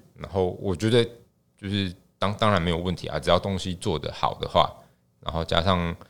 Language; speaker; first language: Chinese; native; Chinese